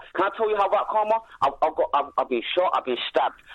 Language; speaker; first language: English; native; English